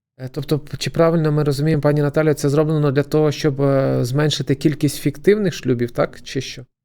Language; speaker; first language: Ukrainian; native; Ukrainian